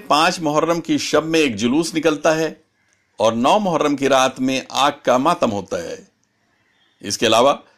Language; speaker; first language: Urdu; native; Urdu